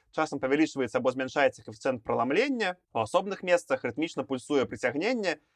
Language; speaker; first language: Belarusian; non-native, local second language; Russian